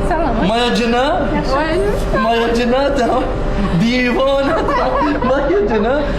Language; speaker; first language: Russian; non-native, learner; Arabic